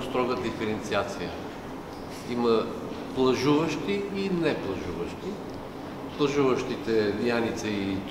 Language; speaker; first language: Bulgarian; native; Bulgarian